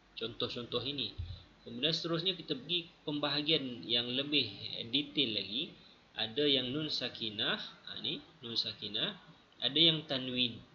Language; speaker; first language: Malay; native; Malay